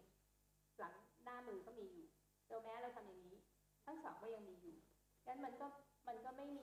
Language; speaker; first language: Thai; non-native, fluent; English